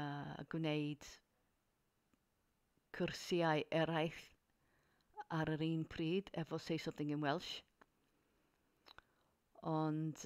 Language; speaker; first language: Welsh; non-native, learner; English